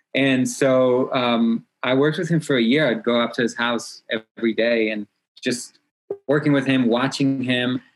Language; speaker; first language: English; early bilingual, other home language; Hebrew